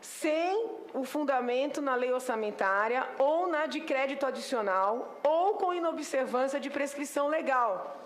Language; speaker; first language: Portuguese; native; Portuguese